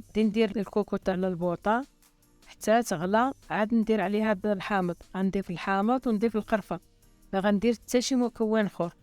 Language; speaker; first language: Arabic; native; Arabic